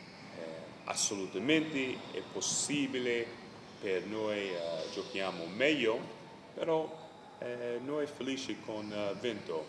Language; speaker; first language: Italian; non-native, learner; English